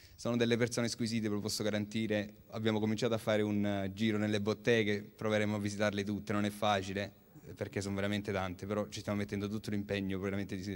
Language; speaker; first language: Italian; native; Italian